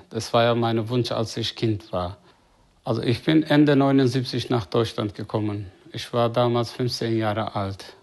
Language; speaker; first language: German; non-native, fluent; Turkish